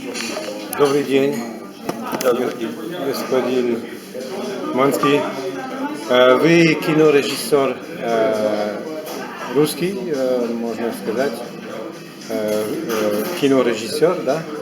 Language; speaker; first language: Russian; non-native, learner; French